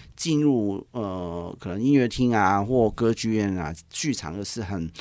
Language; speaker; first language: Chinese; non-native, local second language; Cantonese